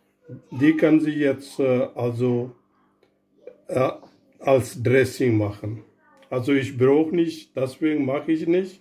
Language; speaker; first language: German; non-native, learner; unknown